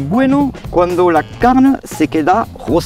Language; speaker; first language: Spanish; non-native, learner; French